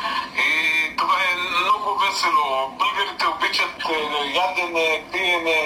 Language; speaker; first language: Bulgarian; early bilingual, heritage; Bulgarian